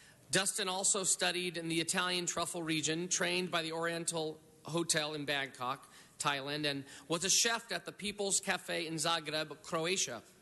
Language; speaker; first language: English; early bilingual, other home language; Italian